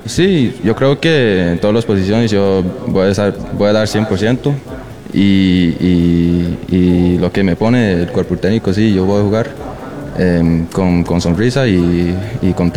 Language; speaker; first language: Spanish; non-native, learner; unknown